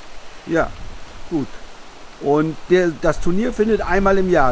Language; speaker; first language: German; native; German